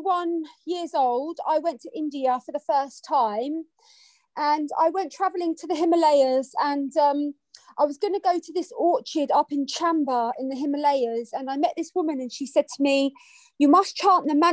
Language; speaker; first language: English; native; English